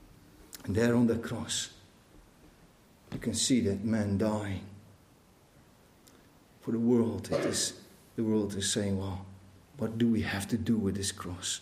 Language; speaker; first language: English; non-native, fluent; Dutch